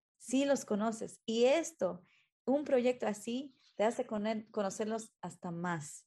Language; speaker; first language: Spanish; early bilingual, heritage; Spanish